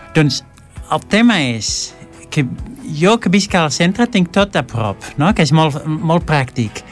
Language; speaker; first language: Catalan; non-native, fluent; Dutch